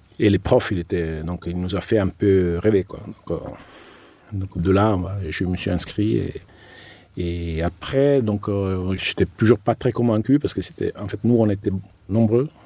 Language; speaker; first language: French; non-native, fluent; Italian